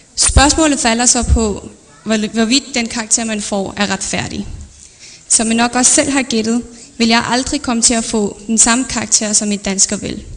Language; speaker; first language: Danish; early bilingual, other home language; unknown